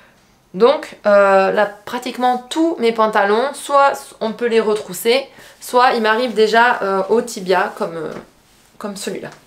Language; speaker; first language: French; native; French